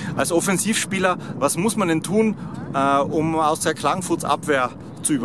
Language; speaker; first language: German; native; German